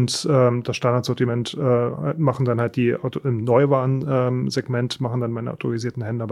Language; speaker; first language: German; native; German